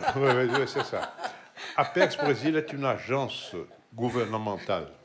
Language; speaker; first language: French; non-native, fluent; Portuguese